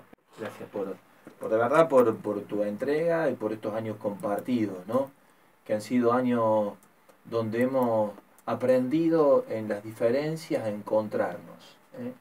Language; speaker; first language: Spanish; native; Spanish